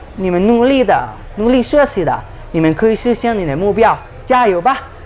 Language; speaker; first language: Chinese; non-native, learner; Spanish